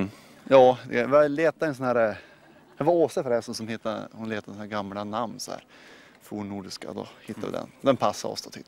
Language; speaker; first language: Swedish; native; Swedish